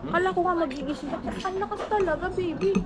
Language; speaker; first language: Filipino; native; Filipino